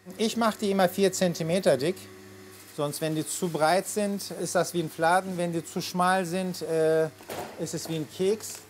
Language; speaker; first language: German; non-native, fluent; Turkish